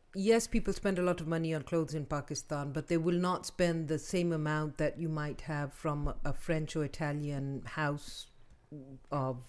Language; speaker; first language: English; non-native, local second language; Urdu